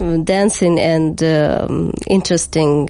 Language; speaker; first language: English; non-native, learner; Ukrainian